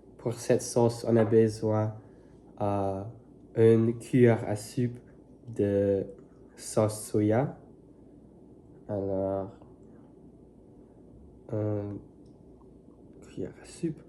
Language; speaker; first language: French; non-native, learner; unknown